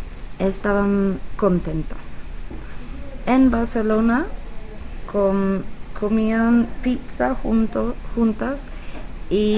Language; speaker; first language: Spanish; non-native, learner; English